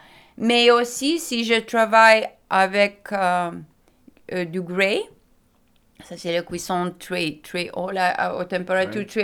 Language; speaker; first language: French; non-native, learner; Lithuanian